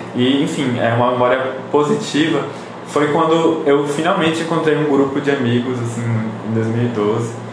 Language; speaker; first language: Portuguese; native; Portuguese